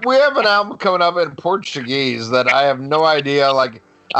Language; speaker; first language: English; native; English